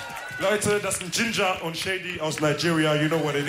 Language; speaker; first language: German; early bilingual, other home language; Wolof